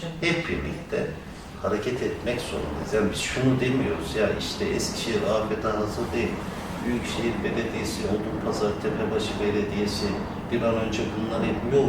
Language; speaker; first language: Turkish; native; Turkish